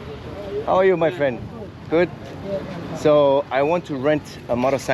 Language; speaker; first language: English; non-native, learner; French